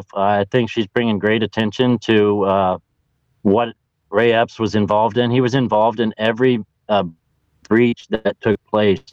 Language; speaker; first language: English; native; English